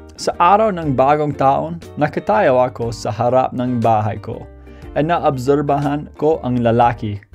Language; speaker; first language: Filipino; non-native, fluent; English